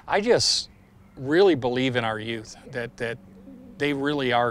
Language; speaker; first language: English; native; English